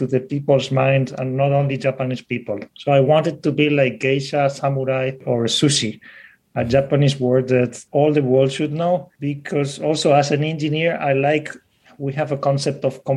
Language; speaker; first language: English; non-native, fluent; Spanish